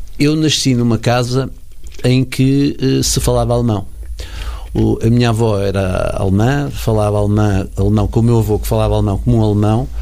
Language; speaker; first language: Portuguese; native; Portuguese